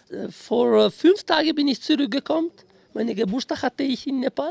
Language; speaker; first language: German; non-native, fluent; Italian